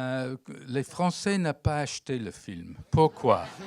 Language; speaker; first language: French; non-native, fluent; English